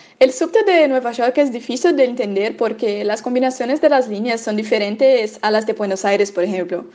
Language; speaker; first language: Spanish; non-native, fluent; Portuguese